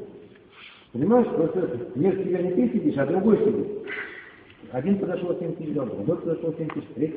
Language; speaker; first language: Russian; native; Russian